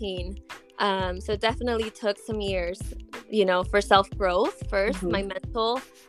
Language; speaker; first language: English; native; English